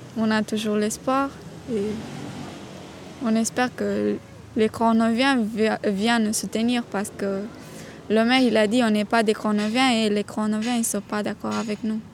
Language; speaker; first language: French; non-native, learner; Romanian